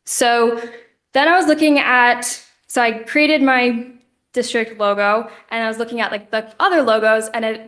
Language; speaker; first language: English; native; English